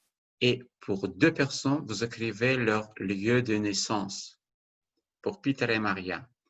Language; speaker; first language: French; non-native, fluent; Azerbaijani